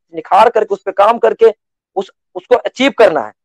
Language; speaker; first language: Hindi; native; Hindi